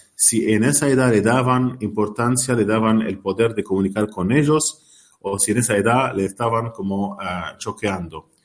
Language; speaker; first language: Spanish; non-native, learner; Arabic